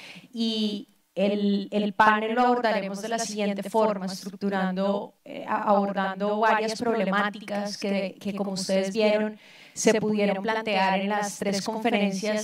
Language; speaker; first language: Spanish; native; Spanish